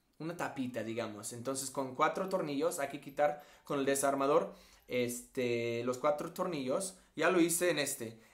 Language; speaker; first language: Spanish; non-native, fluent; English